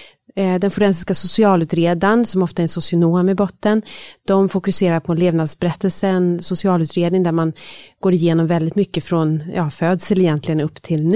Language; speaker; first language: Swedish; native; Swedish